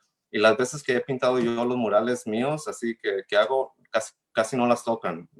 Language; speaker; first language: Spanish; early bilingual, heritage; Spanish